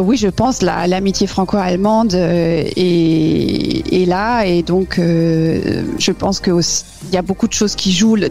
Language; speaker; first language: French; native; French